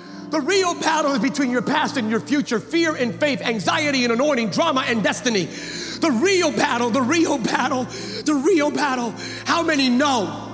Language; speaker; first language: English; early bilingual, other home language; Spanish